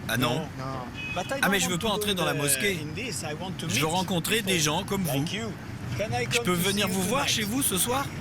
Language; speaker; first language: French; native; French